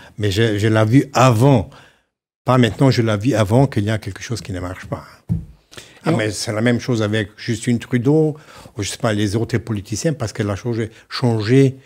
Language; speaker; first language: French; non-native, fluent; Slovenian